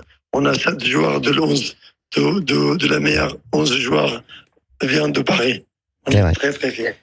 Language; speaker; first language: French; non-native, learner; Arabic